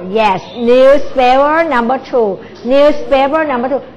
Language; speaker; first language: English; non-native, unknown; Thai